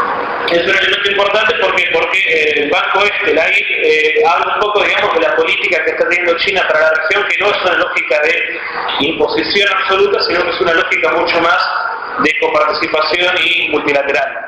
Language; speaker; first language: Spanish; native; Spanish